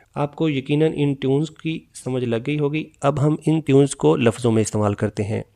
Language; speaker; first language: Urdu; native; Urdu